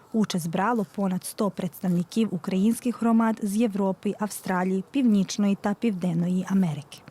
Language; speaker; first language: Ukrainian; early bilingual, heritage; Ukrainian